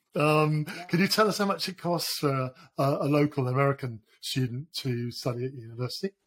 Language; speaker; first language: English; native; English